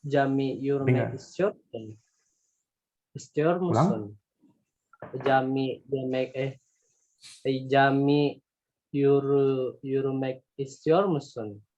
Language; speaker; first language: Turkish; non-native, learner; Indonesian